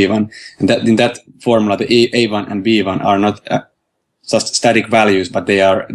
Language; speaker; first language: English; non-native, fluent; Finnish